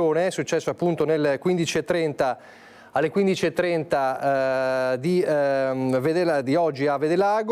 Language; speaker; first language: Italian; native; Italian